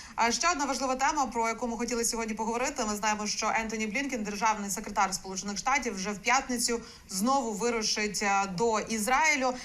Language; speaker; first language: Ukrainian; native; Ukrainian